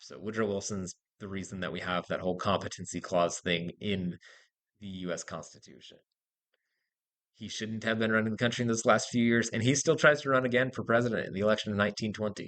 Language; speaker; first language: English; native; English